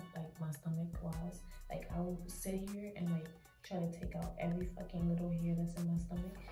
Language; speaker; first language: English; native; English